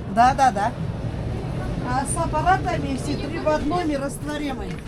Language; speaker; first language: Russian; non-native, local second language; Kazakh